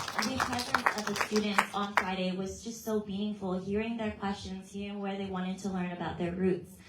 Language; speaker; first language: English; early bilingual, other home language; Vietnamese